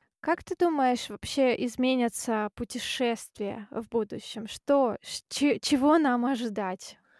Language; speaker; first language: Russian; native; Russian